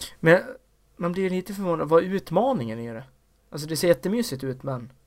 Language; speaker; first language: Swedish; native; Swedish